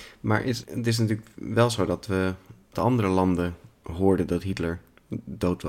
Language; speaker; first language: Dutch; native; Dutch